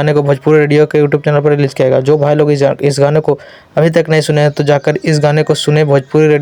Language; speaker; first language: Hindi; non-native, local second language; Bhojpuri